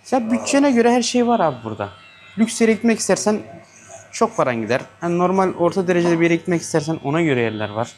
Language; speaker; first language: Turkish; native; Turkish